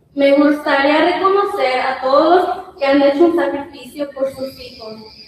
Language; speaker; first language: Spanish; early bilingual, other home language; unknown